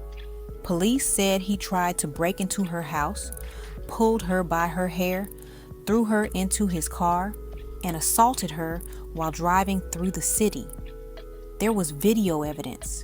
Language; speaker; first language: English; native; English